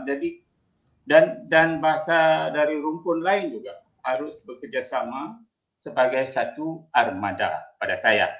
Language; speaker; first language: Malay; native; Malay